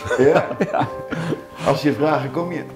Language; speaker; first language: Dutch; native; Dutch